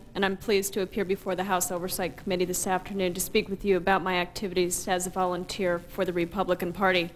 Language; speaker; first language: English; native; English